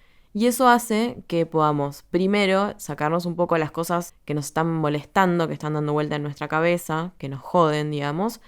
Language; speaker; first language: Spanish; native; Spanish